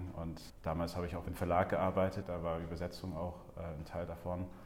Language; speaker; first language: German; non-native, fluent; English